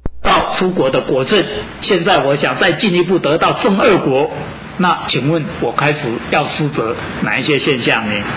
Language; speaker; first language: Chinese; native; Chinese